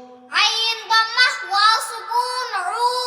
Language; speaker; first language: Arabic; non-native, learner; Bangla